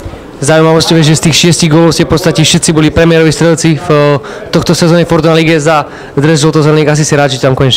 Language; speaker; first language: Slovak; native; Slovak